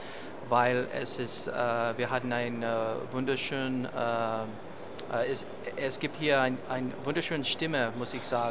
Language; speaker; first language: German; non-native, learner; English